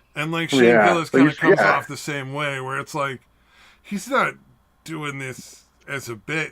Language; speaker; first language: English; native; English